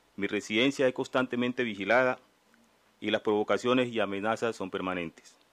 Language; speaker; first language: Spanish; native; Spanish